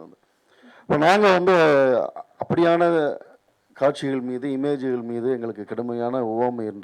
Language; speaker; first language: Tamil; native; Tamil